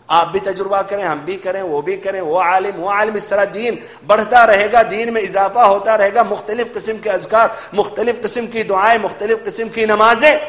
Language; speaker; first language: Urdu; native; Urdu